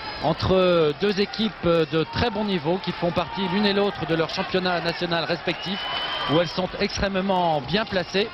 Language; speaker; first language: French; native; French